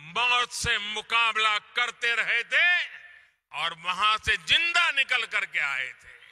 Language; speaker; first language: Hindi; non-native, local second language; Gujarati